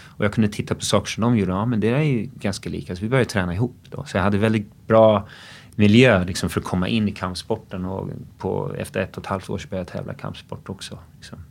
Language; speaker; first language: Swedish; early bilingual, other home language; English